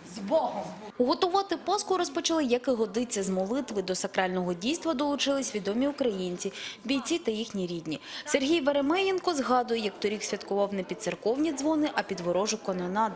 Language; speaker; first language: Ukrainian; native; Ukrainian